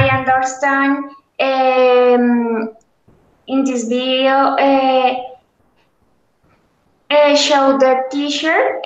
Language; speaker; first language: English; non-native, learner; Spanish